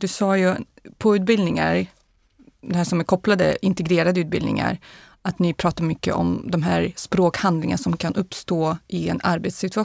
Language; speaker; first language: Swedish; non-native, fluent; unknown